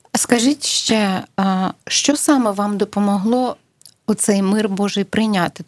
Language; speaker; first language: Ukrainian; native; Ukrainian